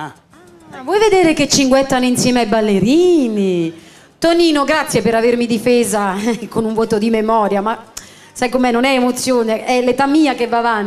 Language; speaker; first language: Italian; native; Italian